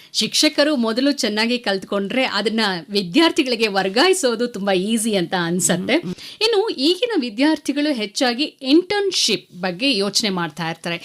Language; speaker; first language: Kannada; native; Kannada